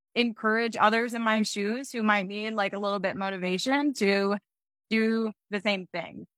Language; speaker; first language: English; native; English